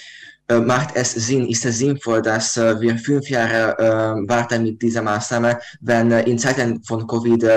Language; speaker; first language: German; non-native, learner; Hungarian